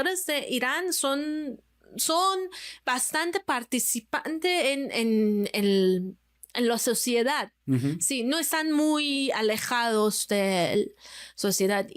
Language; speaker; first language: Spanish; non-native, fluent; Persian